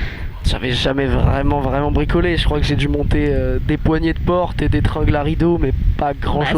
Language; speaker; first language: French; native; French